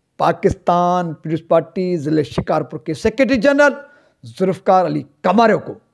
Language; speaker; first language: Urdu; non-native, local second language; Sindhi